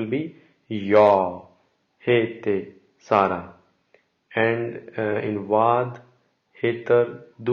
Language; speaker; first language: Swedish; non-native, learner; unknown